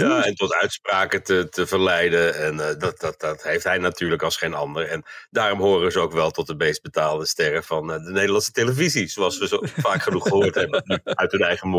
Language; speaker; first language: Dutch; native; Dutch